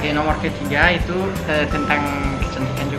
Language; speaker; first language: Indonesian; non-native, fluent; French